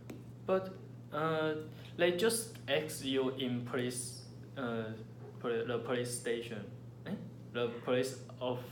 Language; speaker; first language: English; non-native, learner; Chinese